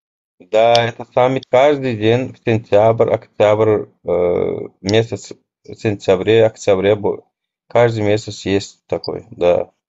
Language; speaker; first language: Russian; non-native, local second language; Turkmen